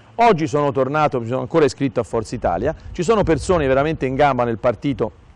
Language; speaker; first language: Italian; native; Italian